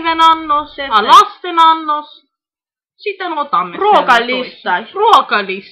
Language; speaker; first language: Finnish; non-native, learner; Estonian